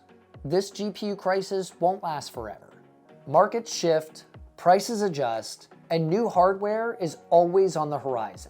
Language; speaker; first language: English; native; English